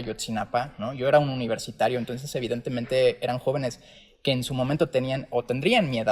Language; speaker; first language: Spanish; native; Spanish